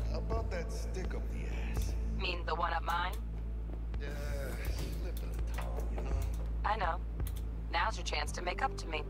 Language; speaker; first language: English; native; English